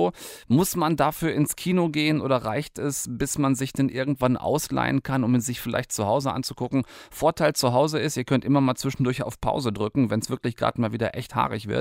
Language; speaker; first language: German; native; German